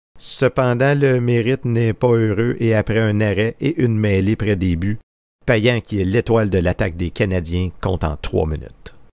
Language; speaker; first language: French; native; French